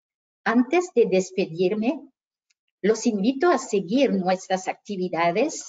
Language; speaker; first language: Spanish; native; Spanish